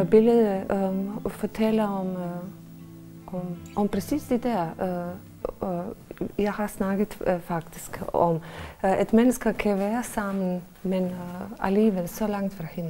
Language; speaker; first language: Danish; non-native, fluent; Bosnian